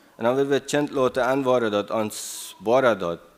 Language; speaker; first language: German; non-native, learner; English